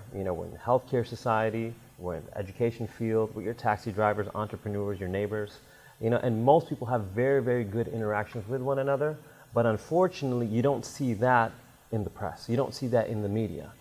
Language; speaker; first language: English; native; English